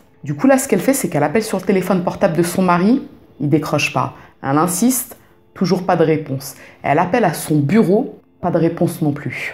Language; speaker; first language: French; native; French